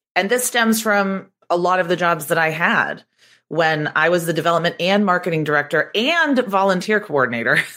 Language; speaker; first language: English; native; English